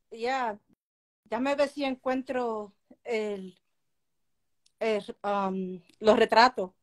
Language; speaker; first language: Spanish; early bilingual, heritage; Spanish